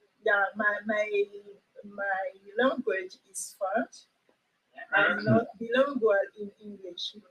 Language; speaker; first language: English; non-native, local second language; French